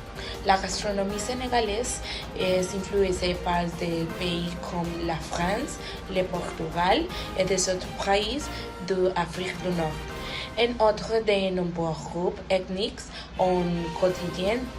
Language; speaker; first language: French; non-native, learner; Spanish